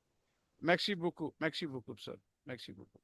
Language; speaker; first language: French; non-native, learner; Urdu